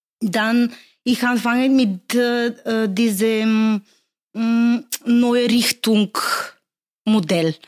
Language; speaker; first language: German; non-native, learner; Bulgarian